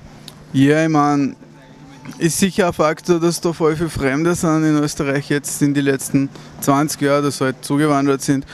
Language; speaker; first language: German; early bilingual, other home language; Persian